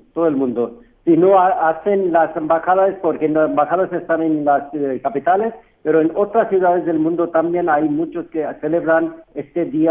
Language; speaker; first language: Spanish; non-native, fluent; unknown